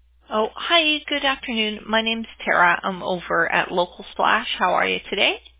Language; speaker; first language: English; native; English